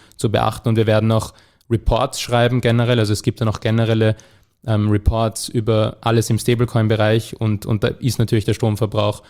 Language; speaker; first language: German; native; German